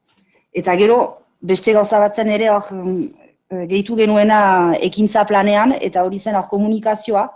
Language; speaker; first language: Basque; native; Basque